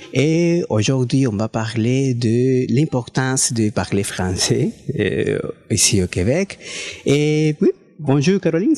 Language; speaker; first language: French; non-native, fluent; Spanish